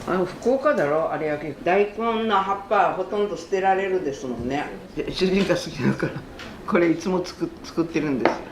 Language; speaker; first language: Japanese; native; Japanese